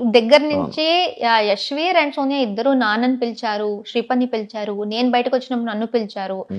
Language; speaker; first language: Telugu; non-native, local second language; Tamil